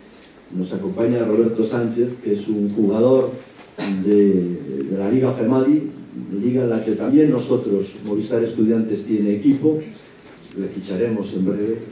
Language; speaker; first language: Spanish; native; Spanish